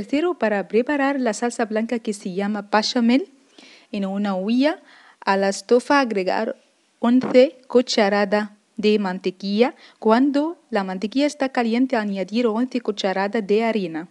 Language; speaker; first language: Spanish; non-native, fluent; Arabic